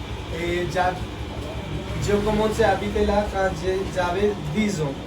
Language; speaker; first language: French; non-native, learner; Hindi